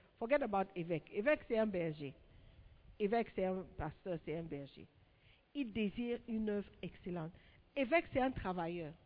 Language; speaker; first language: French; non-native, fluent; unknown